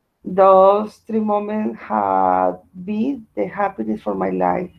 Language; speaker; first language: English; non-native, learner; Spanish